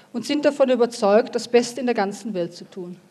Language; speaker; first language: German; native; German